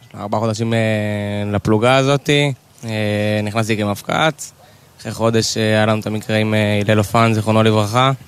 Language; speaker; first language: Hebrew; native; Hebrew